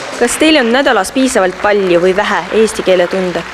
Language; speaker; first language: Estonian; native; Estonian